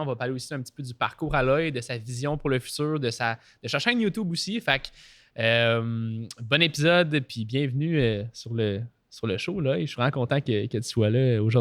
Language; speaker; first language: French; native; French